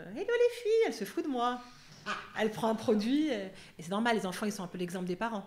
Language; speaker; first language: French; native; French